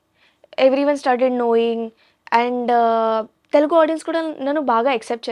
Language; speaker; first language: Telugu; non-native, local second language; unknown